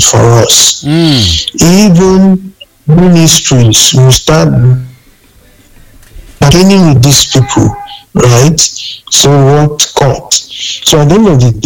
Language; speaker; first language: English; non-native, local second language; Yoruba